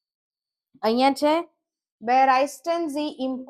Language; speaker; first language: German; non-native, learner; Gujarati